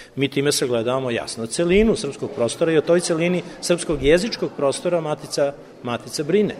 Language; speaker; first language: Serbian; native; Serbian